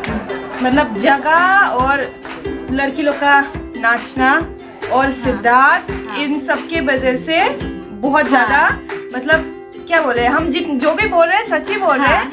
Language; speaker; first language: Hindi; non-native, local second language; Bodo